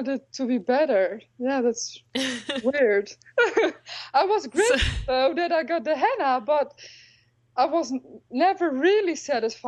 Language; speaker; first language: English; non-native, fluent; Dutch